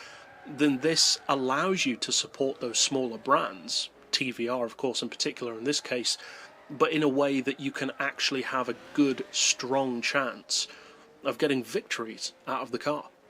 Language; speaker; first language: English; native; English